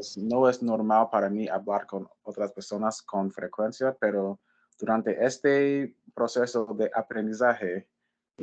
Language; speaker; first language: Spanish; non-native, fluent; English